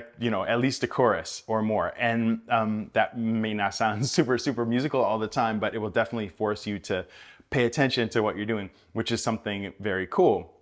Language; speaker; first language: English; native; English